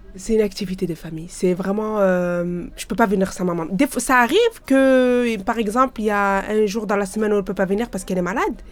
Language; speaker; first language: French; early bilingual, other home language; Arabic